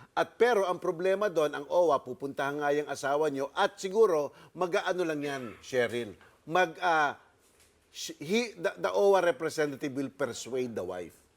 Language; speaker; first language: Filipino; native; Filipino